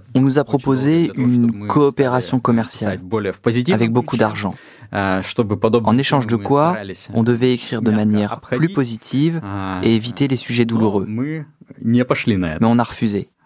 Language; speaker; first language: French; non-native, fluent; Russian